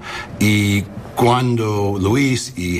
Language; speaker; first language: Spanish; non-native, learner; English